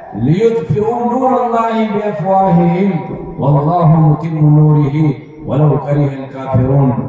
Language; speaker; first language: Urdu; non-native, local second language; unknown